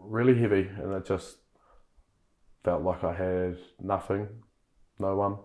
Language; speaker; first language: English; native; English